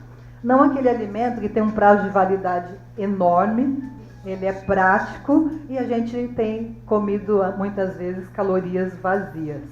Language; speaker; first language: Portuguese; native; Portuguese